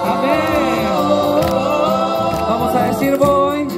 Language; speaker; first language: Spanish; native; Spanish